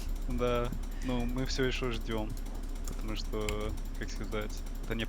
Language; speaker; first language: Russian; non-native, learner; English